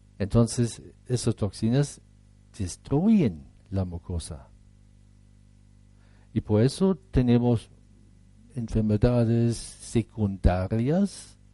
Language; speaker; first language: Spanish; non-native, fluent; German